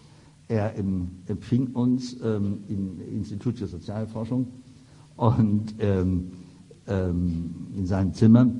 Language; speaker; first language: German; native; German